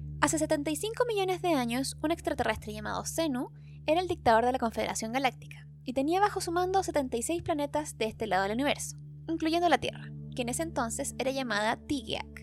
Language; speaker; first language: Spanish; native; Spanish